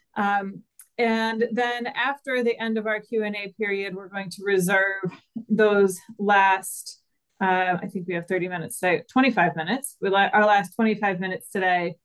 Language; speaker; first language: English; native; English